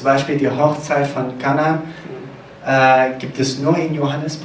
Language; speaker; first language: German; non-native, fluent; Korean